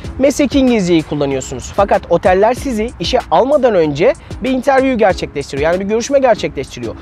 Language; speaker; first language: Turkish; native; Turkish